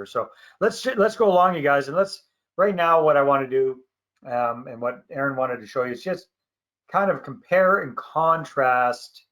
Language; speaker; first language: English; native; English